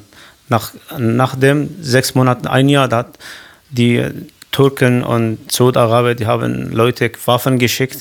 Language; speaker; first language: German; non-native, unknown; Kurdish